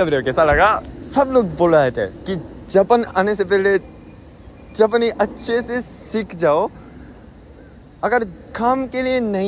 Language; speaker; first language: Hindi; non-native, fluent; Japanese